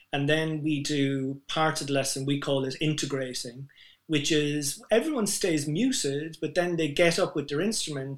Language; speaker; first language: English; native; English